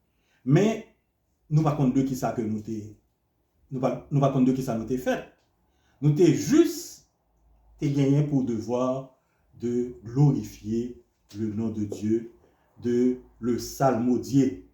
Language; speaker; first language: French; non-native, local second language; Haitian Creole